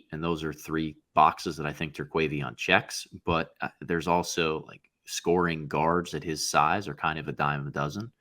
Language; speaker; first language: English; native; English